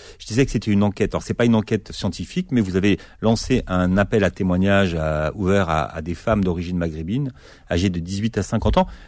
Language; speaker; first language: French; native; French